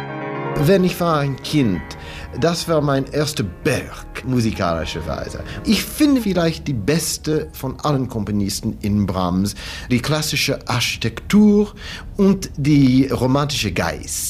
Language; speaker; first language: German; non-native, fluent; English